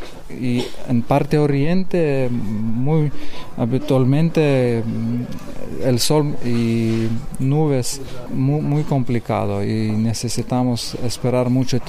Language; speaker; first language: Spanish; non-native, learner; Lithuanian